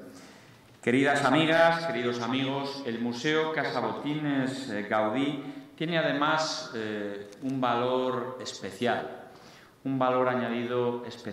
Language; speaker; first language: Spanish; native; Spanish